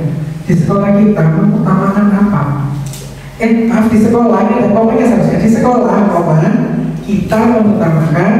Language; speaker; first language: Indonesian; native; Indonesian